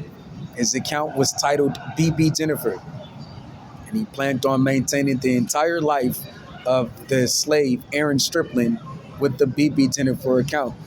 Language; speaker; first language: English; native; English